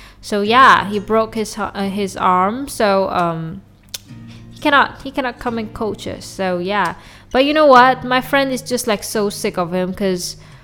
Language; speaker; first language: English; non-native, local second language; Chinese